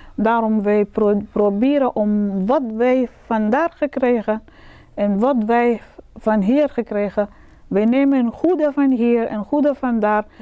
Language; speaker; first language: Dutch; non-native, learner; Arabic